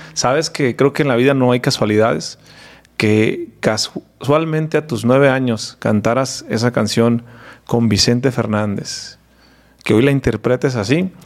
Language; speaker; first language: Spanish; native; Spanish